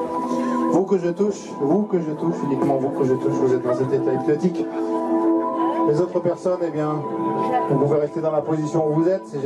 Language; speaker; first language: French; native; French